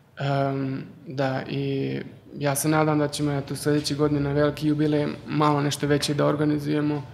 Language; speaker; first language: Serbian; early bilingual, heritage; Serbian